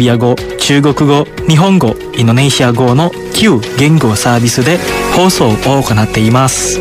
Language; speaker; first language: Japanese; non-native, fluent; Indonesian